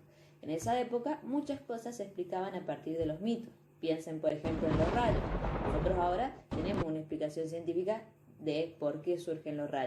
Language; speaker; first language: Spanish; native; Spanish